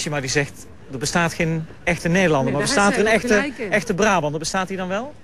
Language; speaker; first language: Dutch; native; Dutch